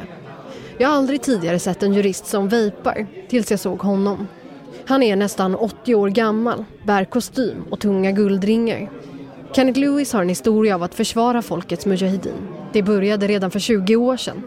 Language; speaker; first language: Swedish; native; Swedish